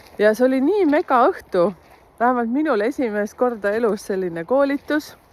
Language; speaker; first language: Estonian; native; Estonian